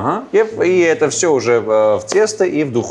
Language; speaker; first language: Russian; non-native, fluent; Armenian